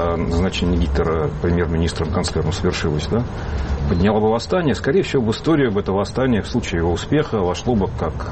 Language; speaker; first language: Russian; native; Russian